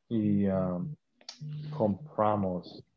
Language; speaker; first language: Spanish; non-native, learner; English